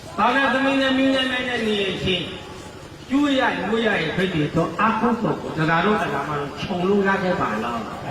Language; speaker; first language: Burmese; native; Burmese